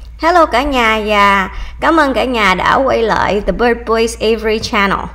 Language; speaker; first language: Vietnamese; early bilingual, heritage; Vietnamese